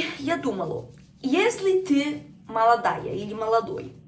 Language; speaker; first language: Russian; non-native, learner; Spanish